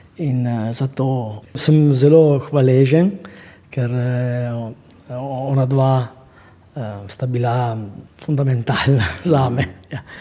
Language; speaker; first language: Slovenian; non-native, fluent; Italian